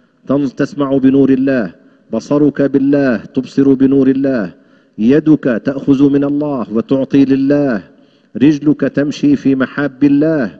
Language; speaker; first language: Arabic; native; Arabic